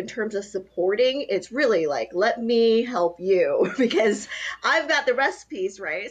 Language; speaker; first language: English; early bilingual, other home language; Chinese